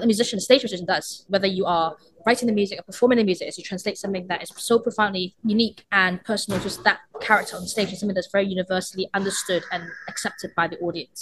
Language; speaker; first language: English; non-native, local second language; Cantonese